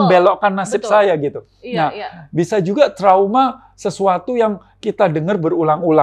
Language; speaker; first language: Indonesian; native; Indonesian